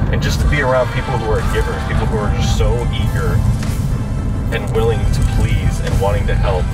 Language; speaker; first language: English; native; English